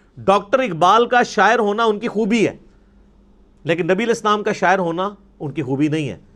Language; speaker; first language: Urdu; non-native, local second language; Punjabi